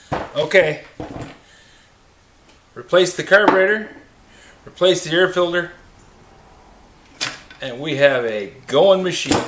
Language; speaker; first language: English; native; English